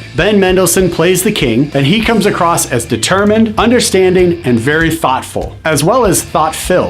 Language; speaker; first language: English; native; English